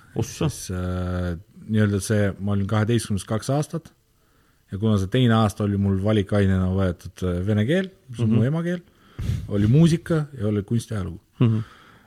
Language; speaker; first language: Estonian; non-native, local second language; Russian